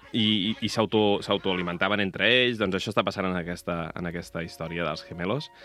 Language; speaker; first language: Catalan; native; Catalan